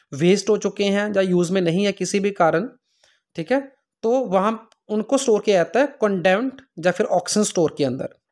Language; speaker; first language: Hindi; non-native, local second language; Punjabi